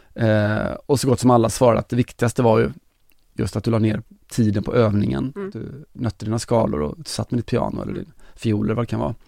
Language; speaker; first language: Swedish; native; Swedish